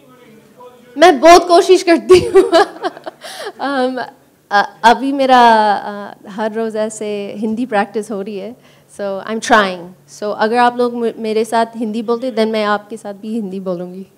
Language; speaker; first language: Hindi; early bilingual, heritage; English